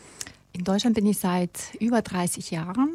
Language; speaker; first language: German; non-native, fluent; Russian